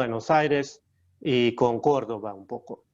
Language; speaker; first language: Spanish; non-native, learner; Hungarian